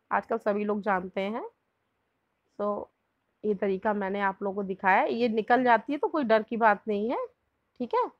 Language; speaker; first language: Hindi; native; Hindi